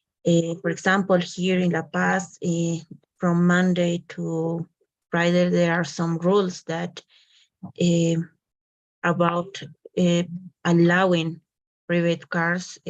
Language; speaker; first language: English; non-native, fluent; Spanish